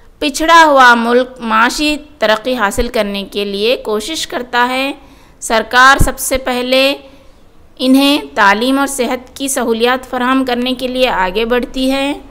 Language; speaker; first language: Urdu; native; Urdu